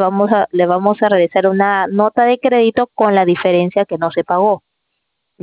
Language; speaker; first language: Spanish; native; Spanish